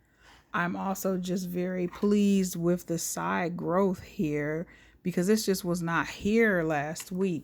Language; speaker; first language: English; native; English